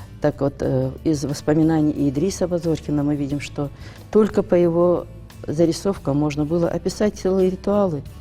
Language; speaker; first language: Russian; non-native, local second language; Ingush